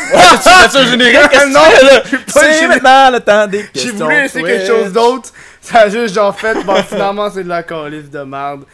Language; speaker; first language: French; native; French